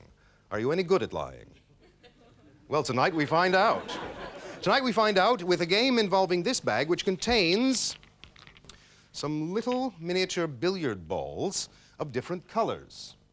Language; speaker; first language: English; native; English